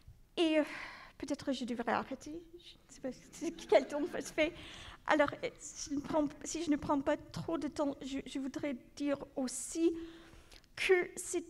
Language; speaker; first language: French; non-native, local second language; English